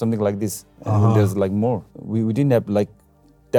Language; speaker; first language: English; non-native, local second language; Sherpa